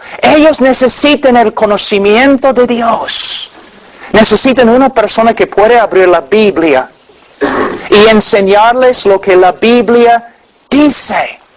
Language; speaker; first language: Spanish; non-native, fluent; English